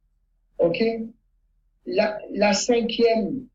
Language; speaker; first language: French; non-native, fluent; Italian